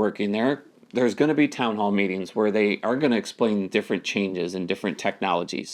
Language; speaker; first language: English; native; English